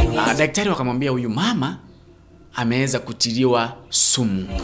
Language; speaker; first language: Swahili; non-native, local second language; Gusii